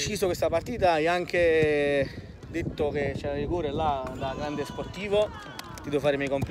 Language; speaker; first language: Italian; native; Italian